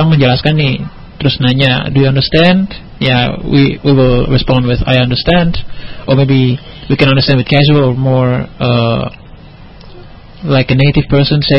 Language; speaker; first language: English; non-native, learner; Indonesian